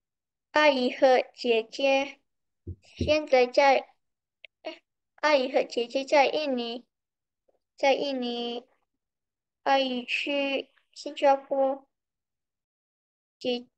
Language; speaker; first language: Chinese; non-native, learner; Indonesian